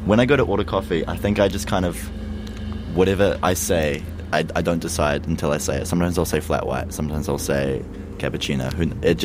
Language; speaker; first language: English; native; English